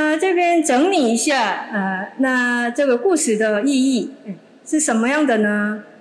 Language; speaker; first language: Chinese; non-native, fluent; Korean